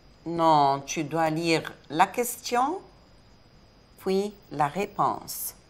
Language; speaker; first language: French; non-native, fluent; Arabic